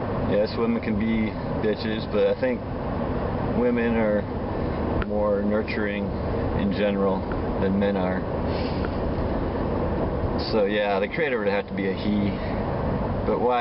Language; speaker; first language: English; native; English